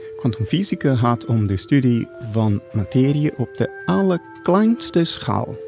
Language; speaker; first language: Dutch; non-native, fluent; Portuguese